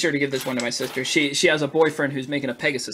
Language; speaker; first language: English; native; English